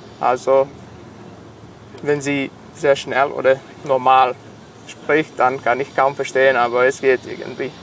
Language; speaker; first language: German; non-native, local second language; Serbian